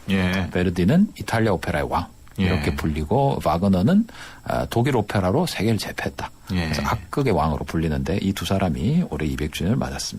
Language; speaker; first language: Korean; native; Korean